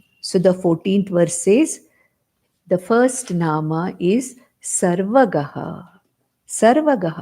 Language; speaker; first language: English; non-native, local second language; Konkani